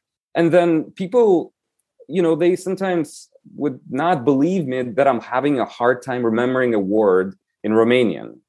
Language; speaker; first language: English; non-native, fluent; Romanian